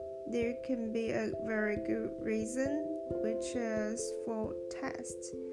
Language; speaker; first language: English; non-native, fluent; Chinese